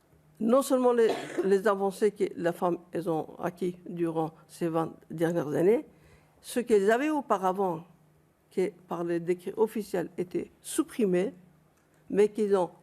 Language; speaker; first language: French; non-native, fluent; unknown